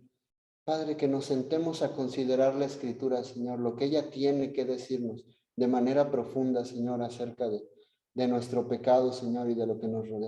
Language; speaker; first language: Spanish; native; Spanish